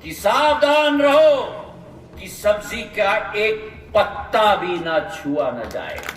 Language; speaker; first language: Hindi; non-native, local second language; Marathi